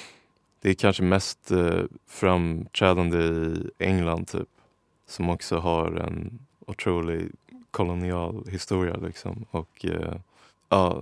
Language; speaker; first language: Swedish; native; Swedish